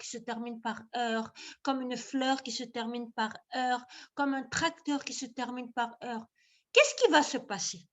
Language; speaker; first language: French; non-native, local second language; Arabic